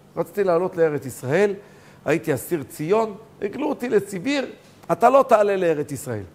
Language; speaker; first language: Hebrew; native; Hebrew